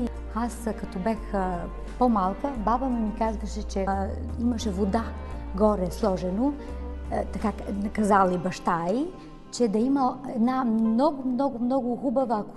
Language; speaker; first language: Bulgarian; early bilingual, heritage; Bulgarian